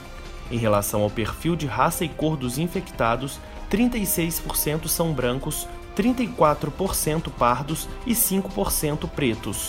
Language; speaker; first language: Portuguese; native; Portuguese